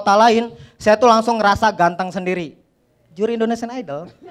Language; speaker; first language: Indonesian; native; Indonesian